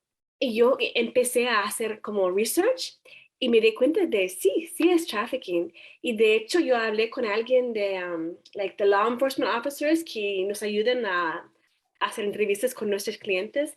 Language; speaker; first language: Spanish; non-native, learner; English